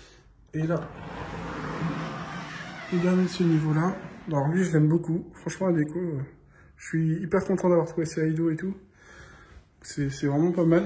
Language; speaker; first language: French; native; French